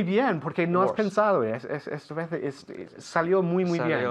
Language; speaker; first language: Spanish; non-native, fluent; English